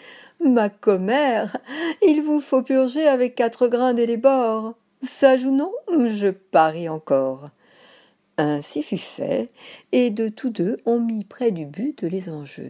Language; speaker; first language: French; native; French